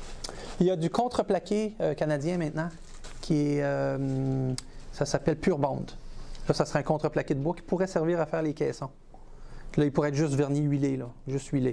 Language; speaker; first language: French; native; French